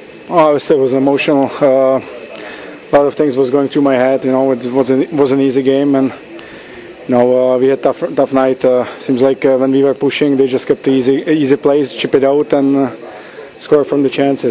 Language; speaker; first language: English; non-native, fluent; Czech